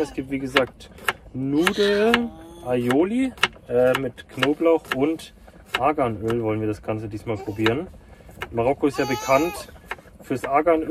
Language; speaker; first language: German; native; German